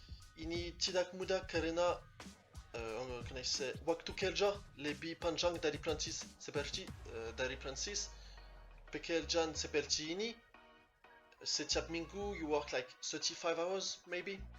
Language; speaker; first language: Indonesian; non-native, learner; French